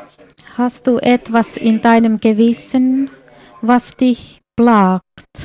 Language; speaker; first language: German; non-native, fluent; Swedish